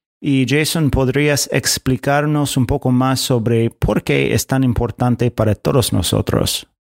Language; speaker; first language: Spanish; non-native, fluent; English